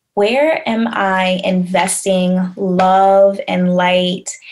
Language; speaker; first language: English; native; English